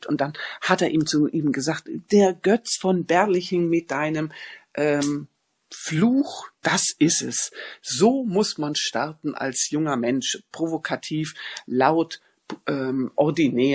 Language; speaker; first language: German; native; German